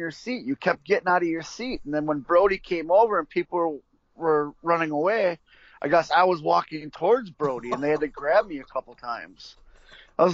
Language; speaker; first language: English; native; English